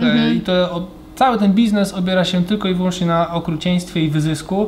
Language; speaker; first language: Polish; native; Polish